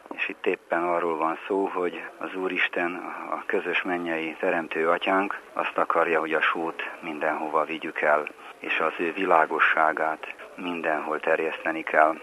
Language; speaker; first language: Hungarian; native; Hungarian